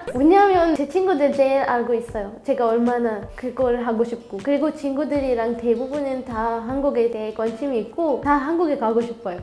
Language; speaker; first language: Korean; non-native, fluent; Arabic